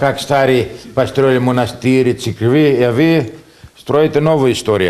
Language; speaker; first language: Russian; non-native, learner; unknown